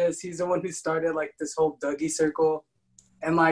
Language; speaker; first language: English; non-native, local second language; Filipino